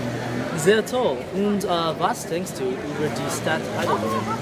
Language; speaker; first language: German; non-native, learner; English